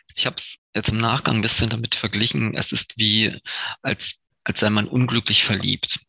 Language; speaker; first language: German; native; German